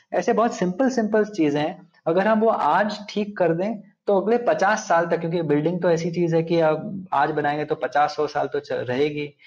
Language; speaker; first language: Hindi; non-native, local second language; Telugu